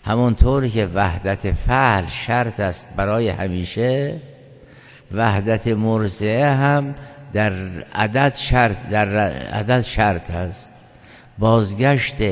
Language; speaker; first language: Persian; native; Persian